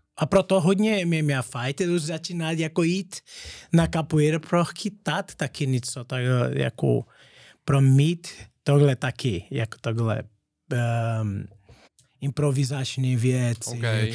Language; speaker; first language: Czech; non-native, learner; Portuguese